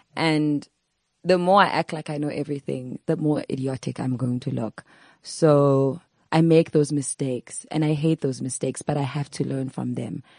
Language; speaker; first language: English; non-native, local second language; Zulu